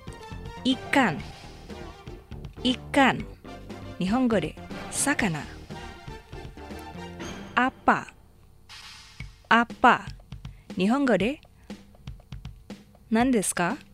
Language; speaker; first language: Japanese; non-native, fluent; Indonesian